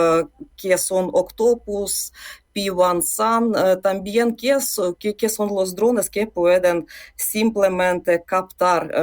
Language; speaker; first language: Spanish; non-native, fluent; Ukrainian